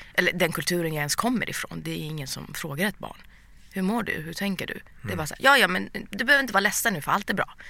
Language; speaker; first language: Swedish; early bilingual, other home language; Persian